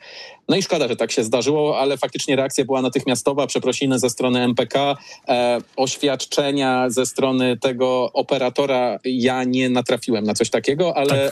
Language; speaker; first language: Polish; native; Polish